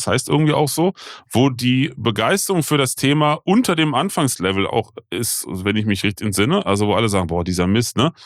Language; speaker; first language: German; native; German